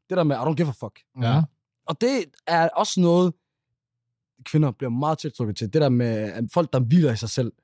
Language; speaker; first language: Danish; early bilingual, other home language; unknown